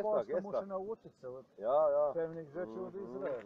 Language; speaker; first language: Polish; non-native, learner; Croatian